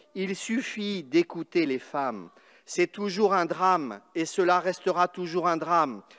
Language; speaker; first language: French; native; French